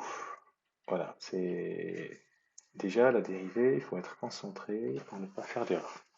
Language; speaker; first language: French; native; French